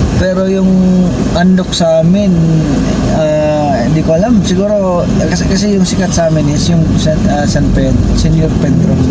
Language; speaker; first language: Filipino; native; Filipino